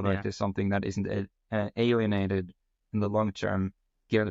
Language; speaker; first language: English; non-native, fluent; Norwegian